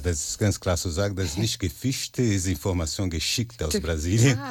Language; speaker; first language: German; non-native, fluent; Portuguese